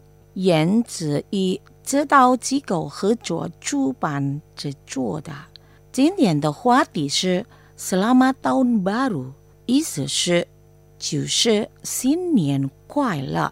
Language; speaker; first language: Chinese; non-native, fluent; Indonesian